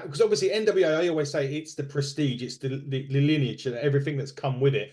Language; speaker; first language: English; native; English